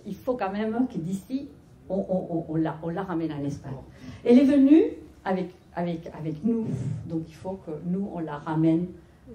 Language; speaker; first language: French; non-native, fluent; Spanish